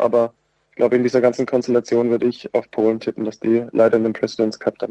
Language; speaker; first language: German; native; German